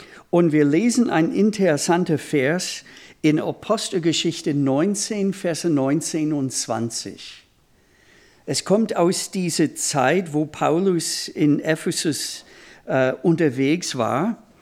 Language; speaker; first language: German; non-native, fluent; English